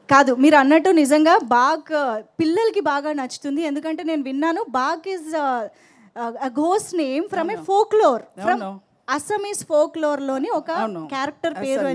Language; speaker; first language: Telugu; native; Telugu